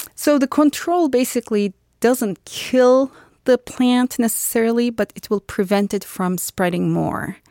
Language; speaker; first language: English; non-native, fluent; Turkish